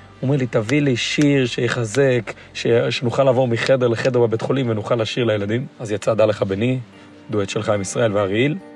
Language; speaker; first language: Hebrew; non-native, local second language; Yiddish